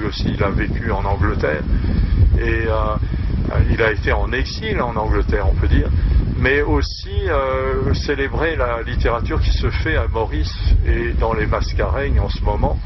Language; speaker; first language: French; native; French